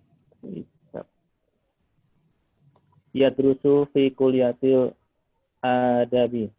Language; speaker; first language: Arabic; non-native, learner; Indonesian